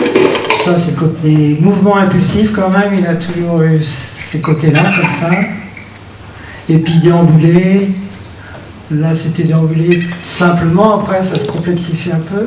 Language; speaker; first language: French; native; French